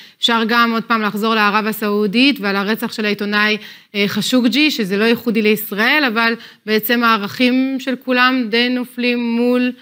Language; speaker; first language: Hebrew; native; Hebrew